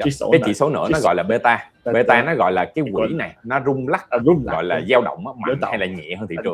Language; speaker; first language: Vietnamese; native; Vietnamese